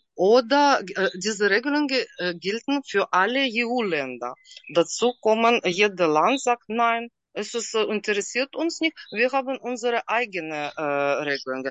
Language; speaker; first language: German; non-native, learner; Russian